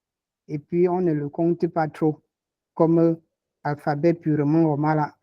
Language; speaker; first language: French; non-native, local second language; Ghomala